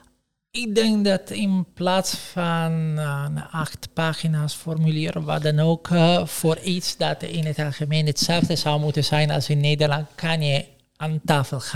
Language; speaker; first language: Dutch; non-native, fluent; Italian